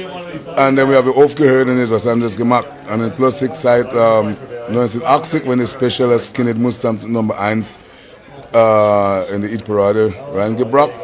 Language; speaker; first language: German; non-native, learner; English